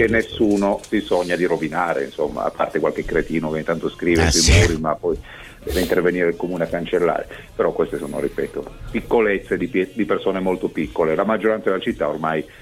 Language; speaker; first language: Italian; native; Italian